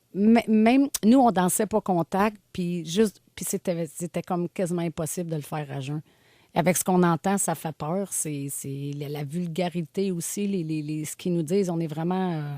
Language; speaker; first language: French; native; French